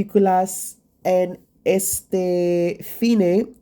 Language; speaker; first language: Spanish; non-native, learner; English